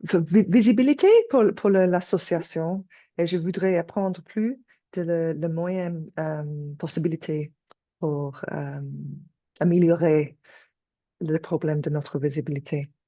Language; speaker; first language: French; non-native, learner; English